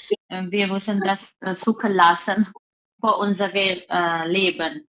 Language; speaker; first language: German; non-native, learner; Urdu